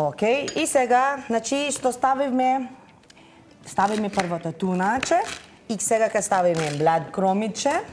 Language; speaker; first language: Macedonian; non-native, learner; Filipino